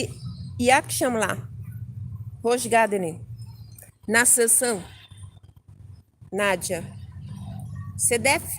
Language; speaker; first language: Turkish; non-native, learner; Portuguese